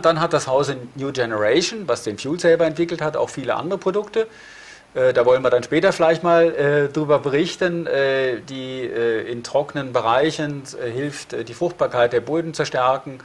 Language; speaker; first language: German; native; German